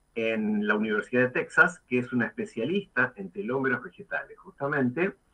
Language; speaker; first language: Spanish; native; Spanish